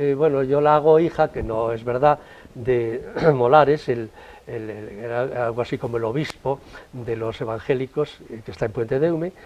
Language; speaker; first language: Spanish; native; Spanish